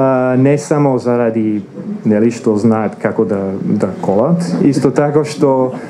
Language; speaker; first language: Macedonian; non-native, fluent; English